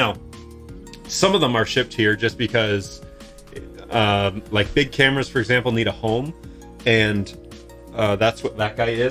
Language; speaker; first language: English; native; English